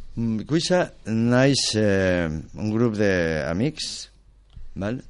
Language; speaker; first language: Catalan; native; Catalan